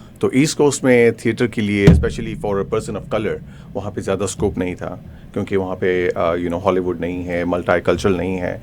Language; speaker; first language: Urdu; native; Urdu